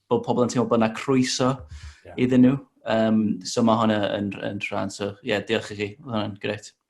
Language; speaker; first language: Welsh; non-native, fluent; English